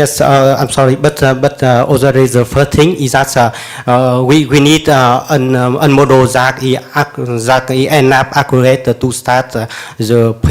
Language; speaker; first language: English; non-native, learner; Vietnamese